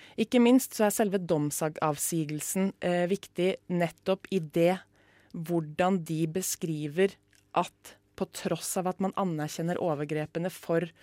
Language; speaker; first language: Norwegian; native; Norwegian